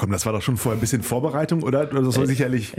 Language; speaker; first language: German; native; German